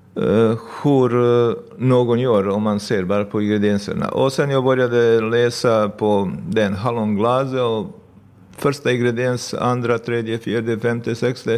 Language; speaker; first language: Swedish; non-native, fluent; Bosnian